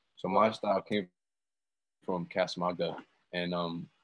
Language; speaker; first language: English; native; English